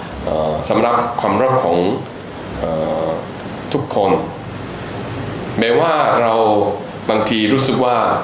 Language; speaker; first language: Thai; non-native, fluent; Korean